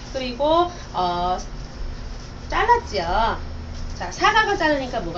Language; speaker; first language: Korean; native; Korean